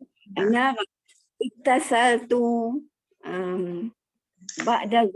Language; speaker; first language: Arabic; non-native, learner; Malay